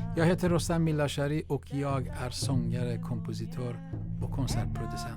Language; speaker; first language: Swedish; non-native, fluent; Baluchi